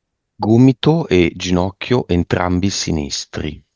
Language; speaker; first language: Italian; native; Italian